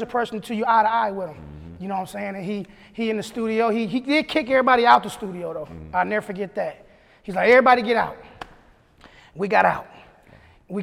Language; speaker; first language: English; native; English